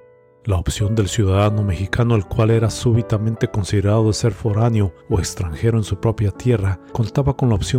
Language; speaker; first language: Spanish; native; Spanish